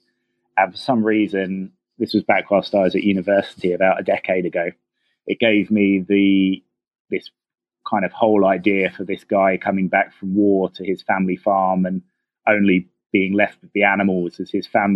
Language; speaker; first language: English; native; English